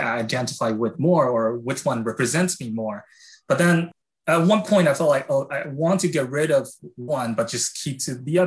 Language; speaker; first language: English; non-native, fluent; Chinese